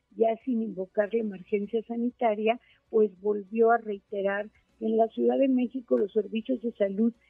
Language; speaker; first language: Spanish; native; Spanish